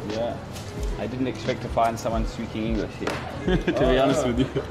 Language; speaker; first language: English; native; English